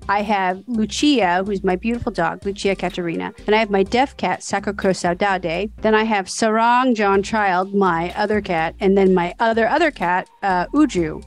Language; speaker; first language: English; native; English